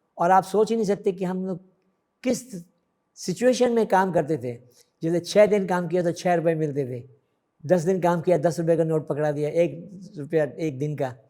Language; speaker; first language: Hindi; early bilingual, other home language; Sindhi